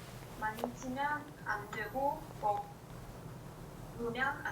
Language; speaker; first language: Korean; non-native, learner; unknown